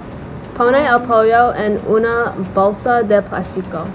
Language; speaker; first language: Spanish; non-native, learner; English